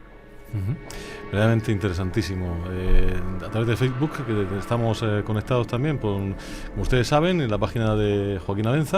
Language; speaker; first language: Spanish; native; Spanish